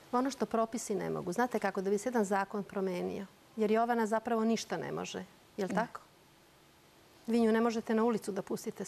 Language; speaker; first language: Bosnian; native; Bosnian